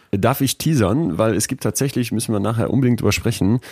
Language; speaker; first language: German; native; German